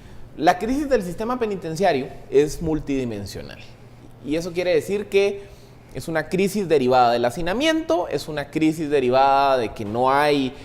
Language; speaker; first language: Spanish; native; Spanish